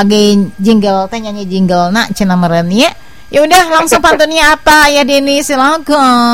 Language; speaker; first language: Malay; non-native, local second language; Sundanese